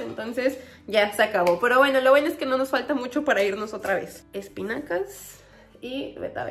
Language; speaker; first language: Spanish; native; Spanish